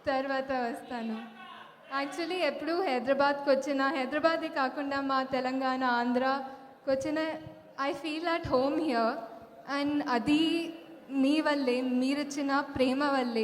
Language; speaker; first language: Telugu; non-native, fluent; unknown